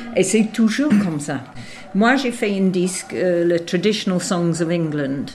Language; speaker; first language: French; non-native, fluent; English